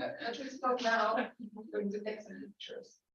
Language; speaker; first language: English; non-native, learner; Slovak